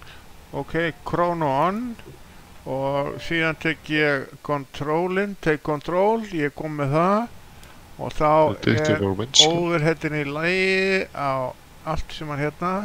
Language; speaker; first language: Icelandic; native; Icelandic